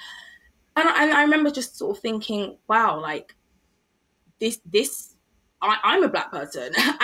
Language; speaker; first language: English; native; English